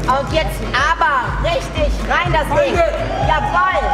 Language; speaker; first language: German; native; German